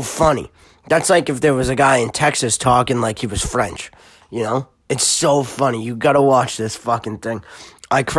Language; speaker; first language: English; native; English